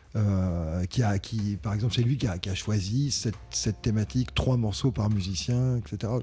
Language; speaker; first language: French; native; French